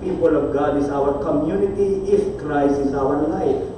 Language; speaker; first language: English; non-native, local second language; Filipino